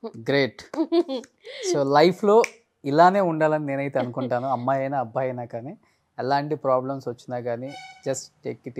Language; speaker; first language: Telugu; native; Telugu